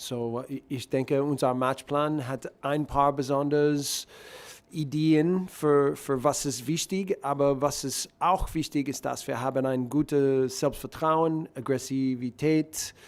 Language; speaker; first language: German; non-native, learner; English